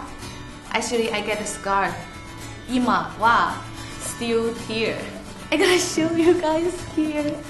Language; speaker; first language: English; non-native, fluent; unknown